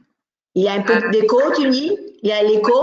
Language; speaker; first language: French; non-native, fluent; Italian